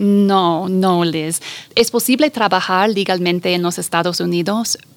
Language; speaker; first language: Spanish; non-native, fluent; English